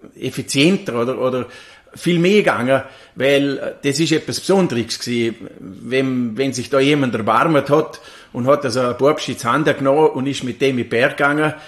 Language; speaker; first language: German; native; German